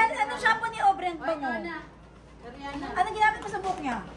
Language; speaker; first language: Filipino; native; Filipino